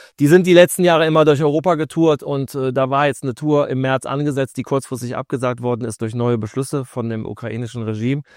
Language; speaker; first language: German; native; German